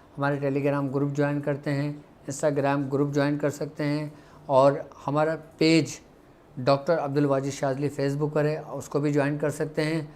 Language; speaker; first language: Urdu; native; Urdu